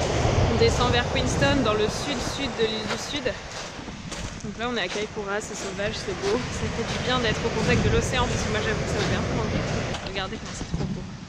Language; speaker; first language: French; native; French